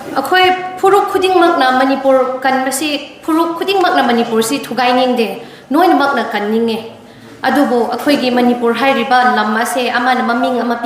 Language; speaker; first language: Manipuri; non-native, local second language; Tangkhul Naga (India)